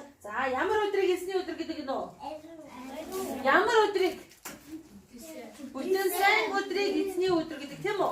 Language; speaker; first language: Mongolian; non-native, fluent; Korean